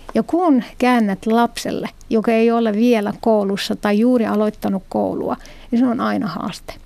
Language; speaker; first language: Finnish; non-native, fluent; Arabic